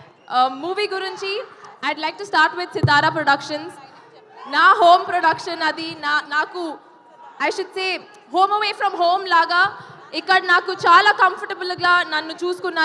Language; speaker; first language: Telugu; non-native, fluent; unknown